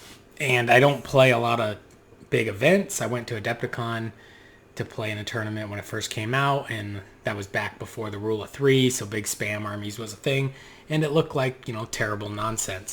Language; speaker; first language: English; native; English